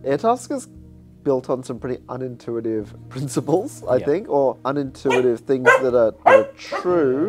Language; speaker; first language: English; native; English